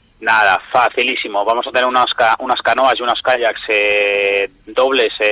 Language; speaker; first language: Spanish; native; Spanish